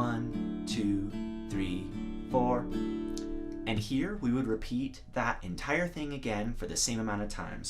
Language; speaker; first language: English; native; English